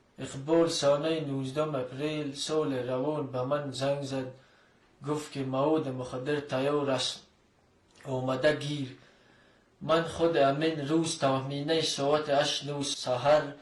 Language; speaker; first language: Tajik; non-native, local second language; Shughni